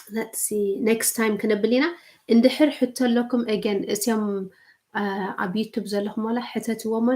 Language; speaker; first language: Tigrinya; early bilingual, heritage; Tigrinya